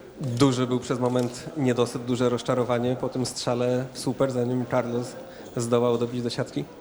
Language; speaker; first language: Polish; native; Polish